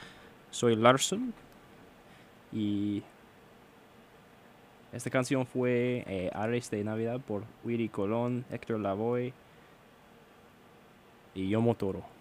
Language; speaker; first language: Spanish; non-native, learner; English